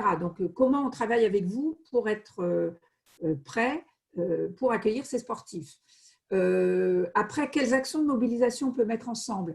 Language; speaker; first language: French; native; French